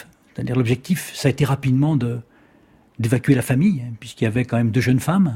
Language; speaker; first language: French; native; French